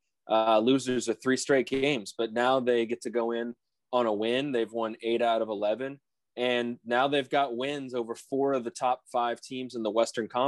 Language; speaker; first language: English; native; English